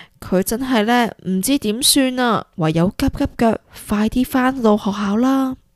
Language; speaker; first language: Cantonese; early bilingual, heritage; Cantonese